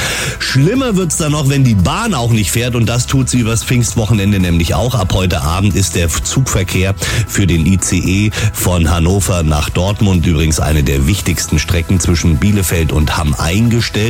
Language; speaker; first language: German; native; German